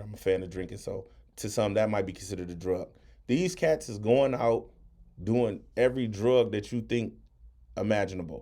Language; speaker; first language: English; native; English